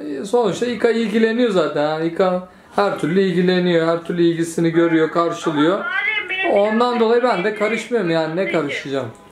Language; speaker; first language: Turkish; native; Turkish